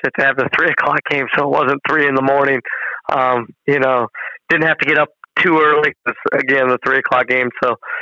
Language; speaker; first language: English; native; English